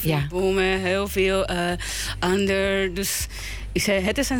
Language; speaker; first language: Dutch; non-native, learner; Spanish